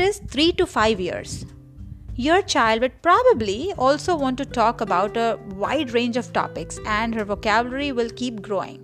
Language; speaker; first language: English; non-native, local second language; Marathi